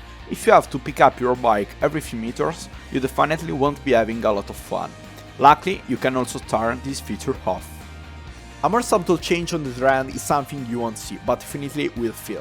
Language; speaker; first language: English; non-native, fluent; German